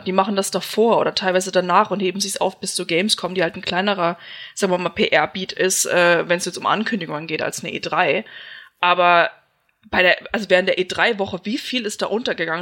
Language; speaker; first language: German; native; German